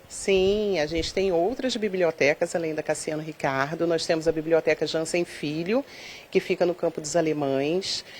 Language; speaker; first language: Portuguese; native; Portuguese